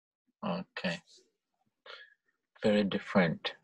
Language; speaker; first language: English; non-native, local second language; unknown